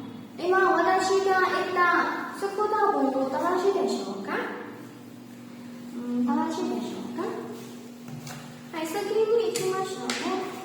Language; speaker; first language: Japanese; non-native, learner; Burmese